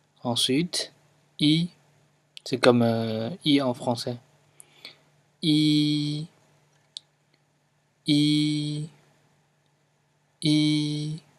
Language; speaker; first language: French; non-native, fluent; Chinese